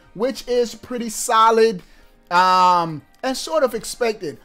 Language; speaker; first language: English; native; English